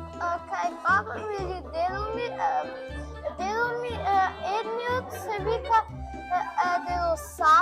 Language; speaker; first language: Macedonian; early bilingual, heritage; Macedonian